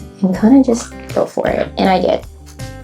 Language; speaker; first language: English; native; English